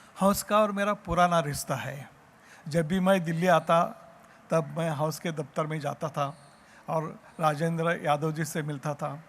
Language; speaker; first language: Hindi; non-native, local second language; Marathi